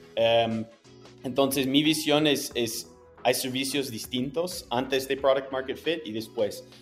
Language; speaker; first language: Spanish; non-native, fluent; English